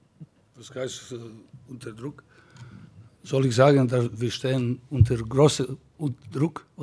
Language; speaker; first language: German; non-native, fluent; Serbian